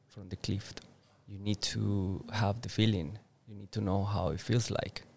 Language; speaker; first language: English; non-native, fluent; Spanish